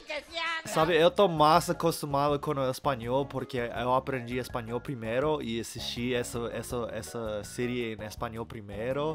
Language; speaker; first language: Portuguese; non-native, fluent; English